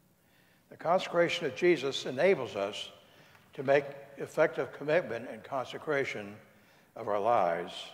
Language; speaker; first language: English; native; English